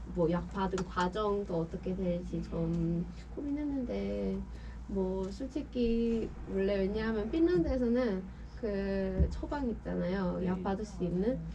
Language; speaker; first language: Korean; non-native, fluent; Persian